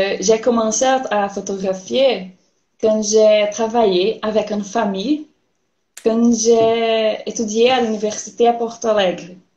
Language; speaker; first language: French; non-native, learner; Portuguese